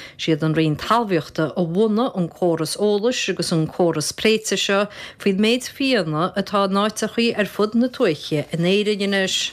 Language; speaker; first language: Irish; native; Irish